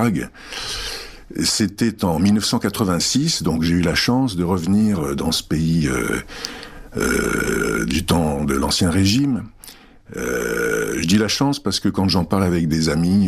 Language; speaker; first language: French; non-native, local second language; Czech